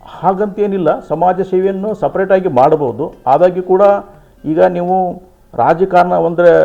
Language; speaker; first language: Kannada; native; Kannada